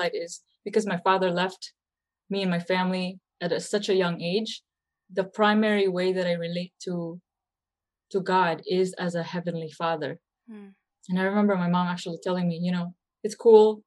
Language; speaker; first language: English; early bilingual, other home language; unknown